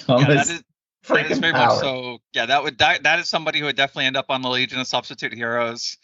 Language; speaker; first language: English; native; English